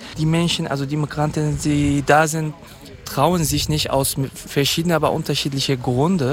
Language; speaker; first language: German; non-native, fluent; Kurdish